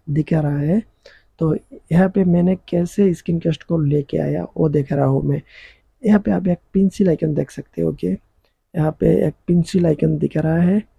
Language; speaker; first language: Hindi; non-native, local second language; Bangla